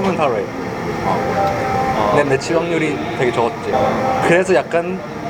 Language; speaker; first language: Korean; early bilingual, heritage; Korean